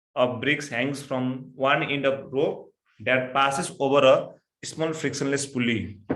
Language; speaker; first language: English; non-native, local second language; Nepali